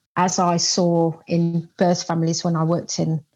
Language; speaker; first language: English; native; English